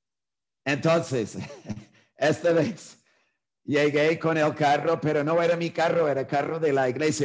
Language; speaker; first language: Spanish; non-native, fluent; English